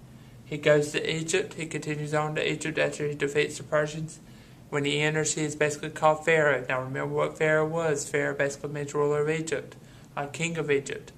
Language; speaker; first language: English; native; English